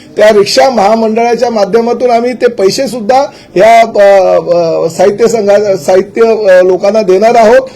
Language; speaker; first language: Marathi; native; Marathi